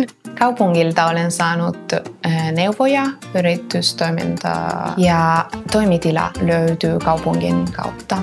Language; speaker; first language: Finnish; non-native, fluent; Italian